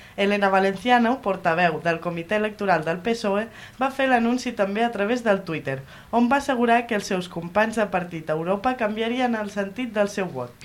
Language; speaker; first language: Catalan; native; Catalan